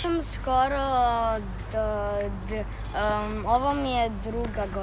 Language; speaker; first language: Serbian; early bilingual, heritage; Serbian